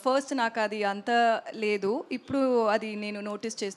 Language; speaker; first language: Telugu; non-native, learner; Tamil